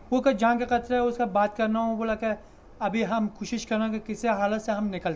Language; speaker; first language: Hindi; non-native, learner; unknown